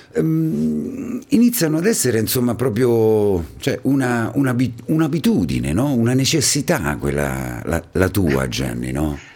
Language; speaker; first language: Italian; native; Italian